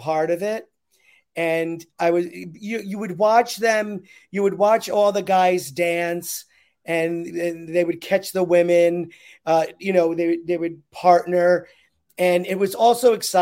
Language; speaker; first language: English; native; English